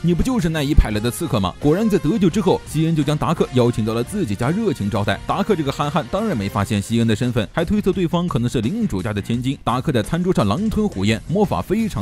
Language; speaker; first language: Chinese; native; Chinese